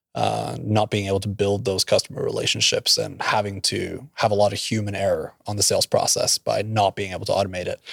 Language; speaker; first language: English; non-native, fluent; Norwegian